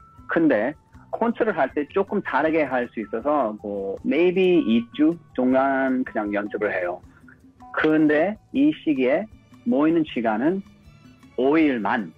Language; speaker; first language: Korean; early bilingual, heritage; English